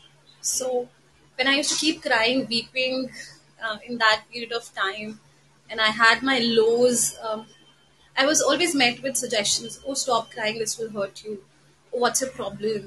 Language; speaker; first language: English; non-native, local second language; Hindi